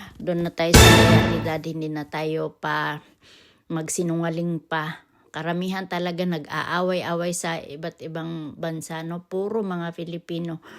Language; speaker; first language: Filipino; non-native, local second language; Cebuano